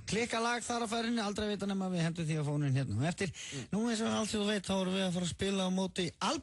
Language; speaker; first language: Icelandic; native; Icelandic